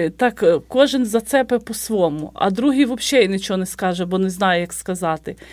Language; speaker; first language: Ukrainian; native; Ukrainian